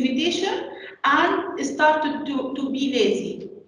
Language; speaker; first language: English; non-native, learner; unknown